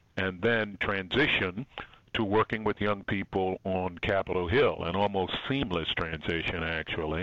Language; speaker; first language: English; native; English